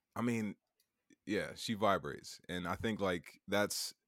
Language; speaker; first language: English; native; English